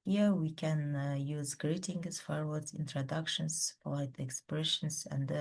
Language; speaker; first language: English; non-native, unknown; Kazakh